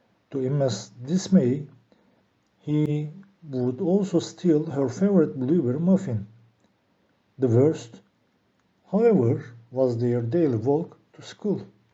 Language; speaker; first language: English; non-native, fluent; Turkish